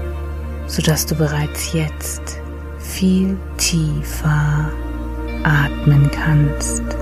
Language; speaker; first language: German; native; German